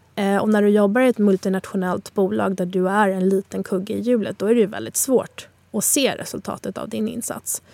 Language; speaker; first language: Swedish; early bilingual, other home language; Spanish